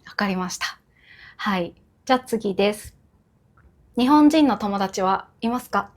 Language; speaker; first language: Japanese; native; Japanese